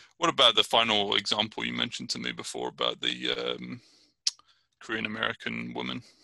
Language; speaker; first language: English; native; English